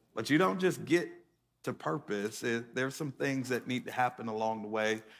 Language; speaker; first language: English; native; English